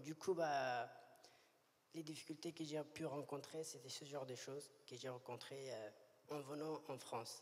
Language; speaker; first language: French; early bilingual, other home language; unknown